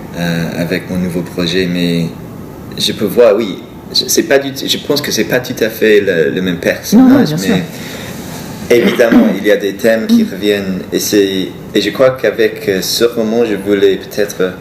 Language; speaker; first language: French; non-native, fluent; English